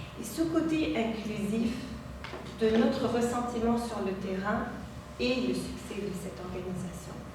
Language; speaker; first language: French; non-native, local second language; Arabic